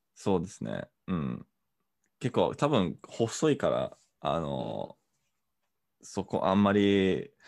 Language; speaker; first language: Japanese; non-native, fluent; English